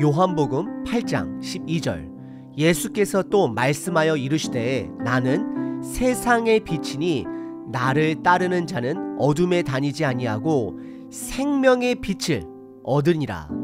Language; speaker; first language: Korean; native; Korean